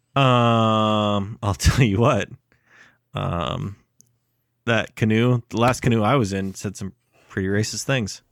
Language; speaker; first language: English; native; English